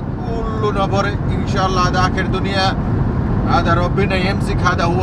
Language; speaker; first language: Arabic; non-native, learner; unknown